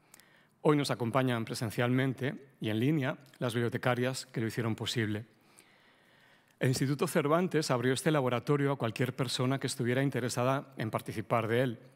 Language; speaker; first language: Spanish; native; Spanish